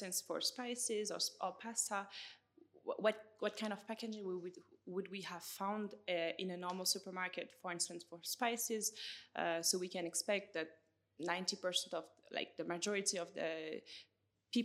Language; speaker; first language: English; non-native, fluent; French